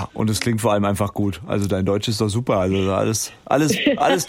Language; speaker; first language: German; native; German